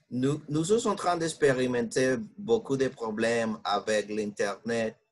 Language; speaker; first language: French; non-native, learner; Spanish